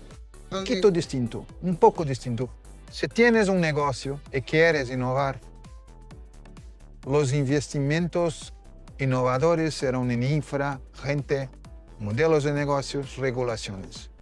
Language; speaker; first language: Spanish; non-native, fluent; Portuguese